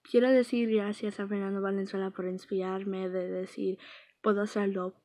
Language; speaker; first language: Spanish; early bilingual, heritage; Spanish